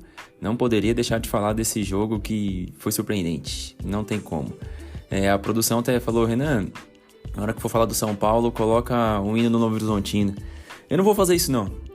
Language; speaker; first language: Portuguese; native; Portuguese